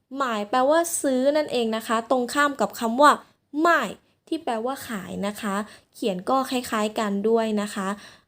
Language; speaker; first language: Thai; native; Thai